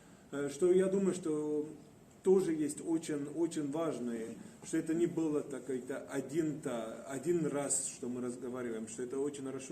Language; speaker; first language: Russian; non-native, fluent; Estonian